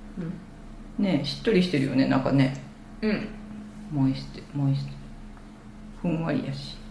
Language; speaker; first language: Japanese; native; Japanese